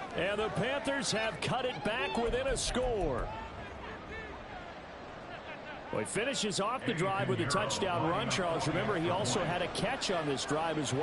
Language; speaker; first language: English; native; English